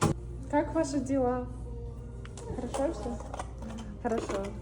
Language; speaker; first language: Russian; non-native, learner; Mongolian